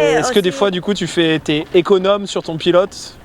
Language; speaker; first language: French; native; French